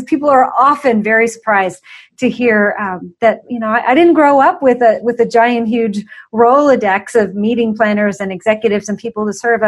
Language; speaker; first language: English; native; English